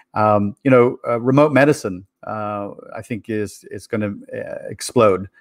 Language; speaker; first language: English; native; English